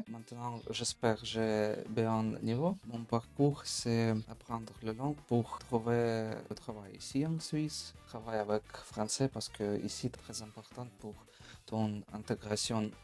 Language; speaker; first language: French; non-native, learner; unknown